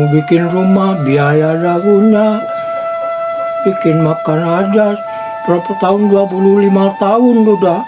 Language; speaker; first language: Indonesian; non-native, local second language; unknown